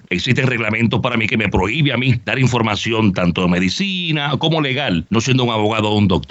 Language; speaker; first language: Spanish; native; Spanish